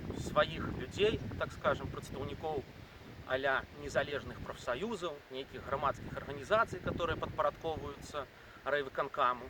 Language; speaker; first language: Belarusian; non-native, local second language; Russian